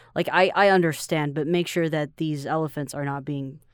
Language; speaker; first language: English; non-native, fluent; Chinese